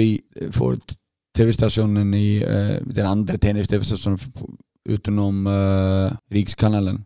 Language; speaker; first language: Norwegian; non-native, fluent; Icelandic